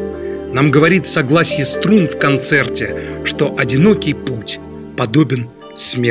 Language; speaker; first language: Russian; native; Russian